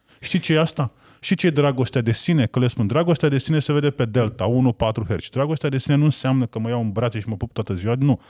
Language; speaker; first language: Romanian; native; Romanian